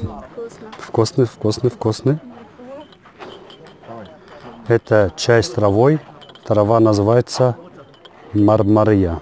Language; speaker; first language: Russian; non-native, learner; Arabic